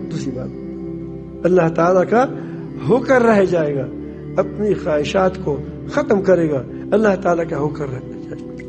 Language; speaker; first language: Urdu; non-native, local second language; Pashto